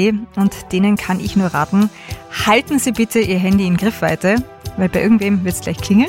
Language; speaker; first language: German; native; German